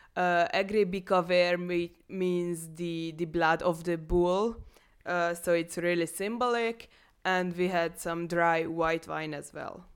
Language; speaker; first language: English; non-native, fluent; Hungarian